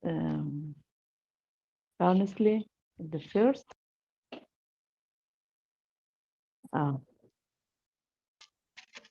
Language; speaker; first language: English; non-native, learner; Spanish